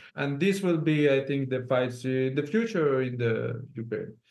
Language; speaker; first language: English; non-native, fluent; Hebrew